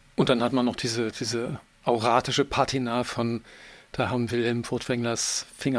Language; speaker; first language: German; native; German